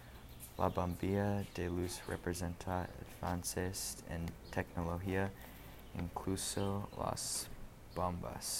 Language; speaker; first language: Spanish; non-native, learner; English